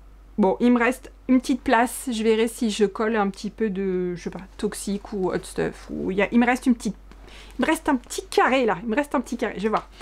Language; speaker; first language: French; native; French